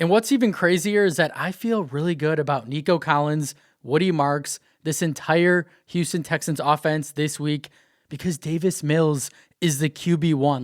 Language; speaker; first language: English; native; English